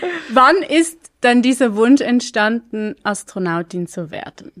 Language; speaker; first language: German; native; German